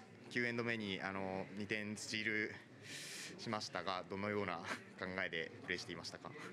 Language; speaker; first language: Japanese; native; Japanese